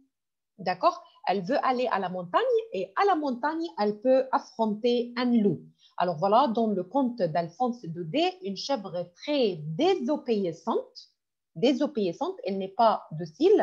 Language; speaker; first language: French; non-native, fluent; Arabic